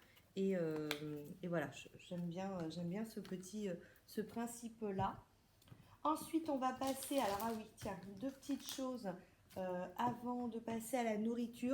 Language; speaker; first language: French; native; French